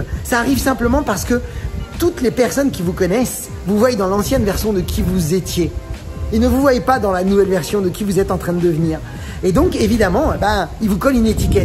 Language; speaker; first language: French; native; French